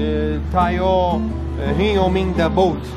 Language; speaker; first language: Chinese; non-native, learner; Arabic